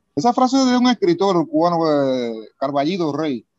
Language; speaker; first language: Spanish; native; Spanish